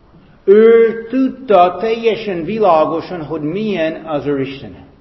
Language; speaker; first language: Hungarian; non-native, fluent; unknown